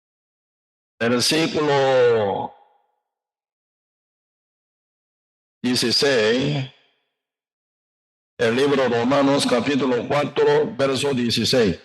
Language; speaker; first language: Spanish; non-native, learner; Korean